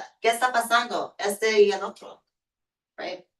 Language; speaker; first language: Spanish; early bilingual, heritage; Spanish